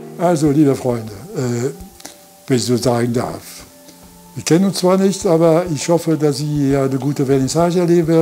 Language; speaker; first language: German; non-native, fluent; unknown